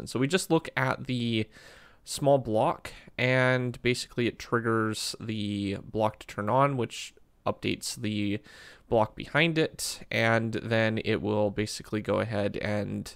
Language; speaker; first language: English; native; English